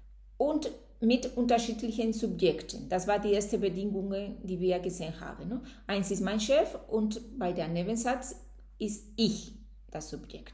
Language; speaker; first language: German; non-native, fluent; Spanish